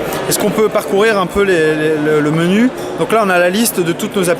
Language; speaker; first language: French; native; French